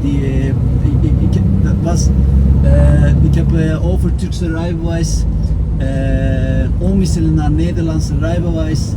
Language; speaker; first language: Dutch; non-native, fluent; Turkish